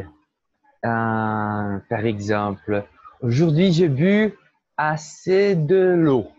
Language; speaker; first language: French; non-native, fluent; Portuguese